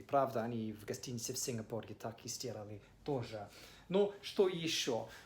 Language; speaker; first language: Russian; non-native, fluent; English